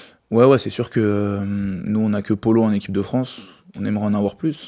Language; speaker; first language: French; native; French